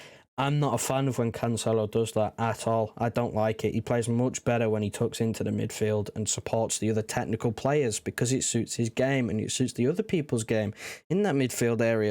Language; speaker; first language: English; native; English